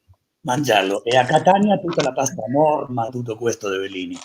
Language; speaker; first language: Italian; non-native, learner; Spanish